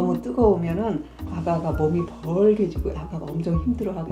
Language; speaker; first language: Korean; native; Korean